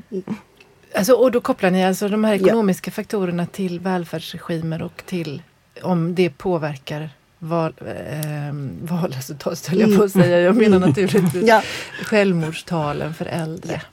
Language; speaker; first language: Swedish; native; Swedish